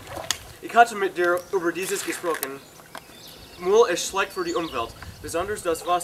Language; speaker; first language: German; non-native, learner; English